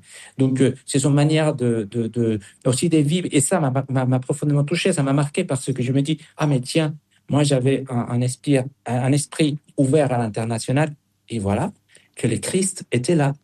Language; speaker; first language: French; non-native, fluent; Spanish